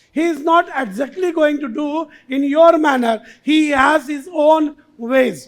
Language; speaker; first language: English; non-native, local second language; Hindi